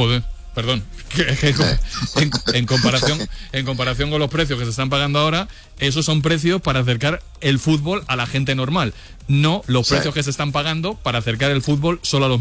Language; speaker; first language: Spanish; native; Spanish